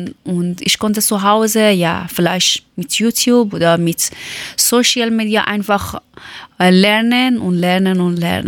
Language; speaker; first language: German; non-native, learner; Persian